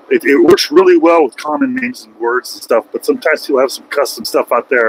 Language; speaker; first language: English; native; English